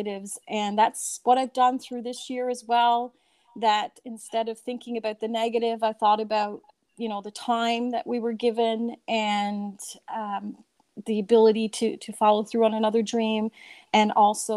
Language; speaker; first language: English; native; English